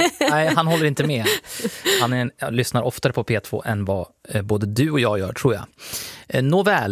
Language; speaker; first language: Swedish; native; Swedish